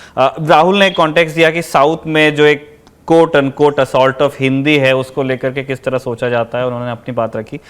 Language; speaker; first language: Hindi; native; Hindi